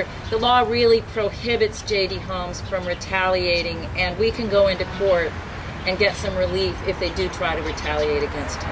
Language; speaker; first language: English; native; English